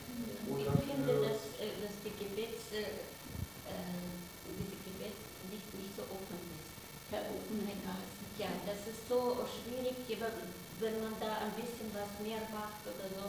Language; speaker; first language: German; non-native, fluent; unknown